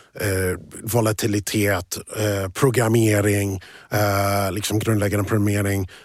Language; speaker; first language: Swedish; early bilingual, other home language; English